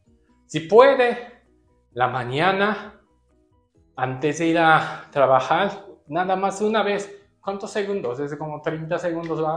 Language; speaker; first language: Spanish; non-native, learner; Japanese